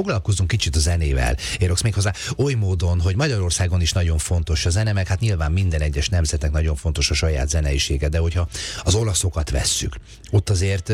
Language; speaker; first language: Hungarian; native; Hungarian